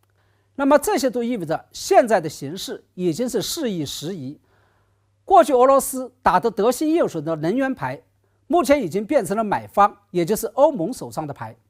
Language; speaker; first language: Chinese; native; Chinese